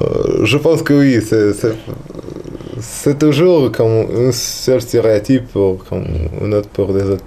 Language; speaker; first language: French; non-native, learner; Russian